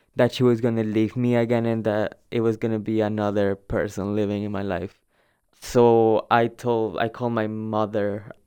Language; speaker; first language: English; early bilingual, other home language; Spanish